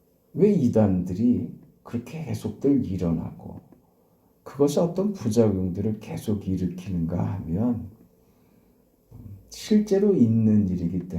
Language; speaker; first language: Korean; native; Korean